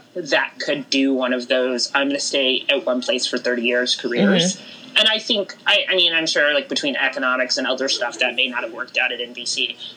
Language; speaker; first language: English; native; English